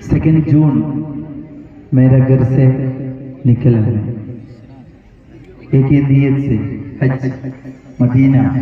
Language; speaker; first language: Hindi; non-native, local second language; Malayalam